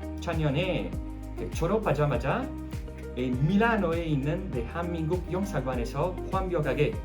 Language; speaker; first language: Korean; non-native, fluent; Italian